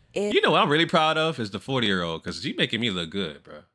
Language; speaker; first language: English; native; English